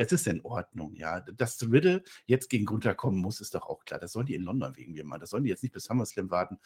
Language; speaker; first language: German; native; German